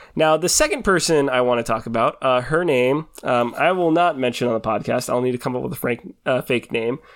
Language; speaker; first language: English; native; English